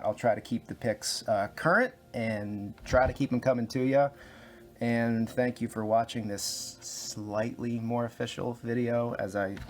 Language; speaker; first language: English; native; English